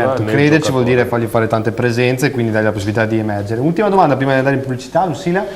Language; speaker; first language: Italian; native; Italian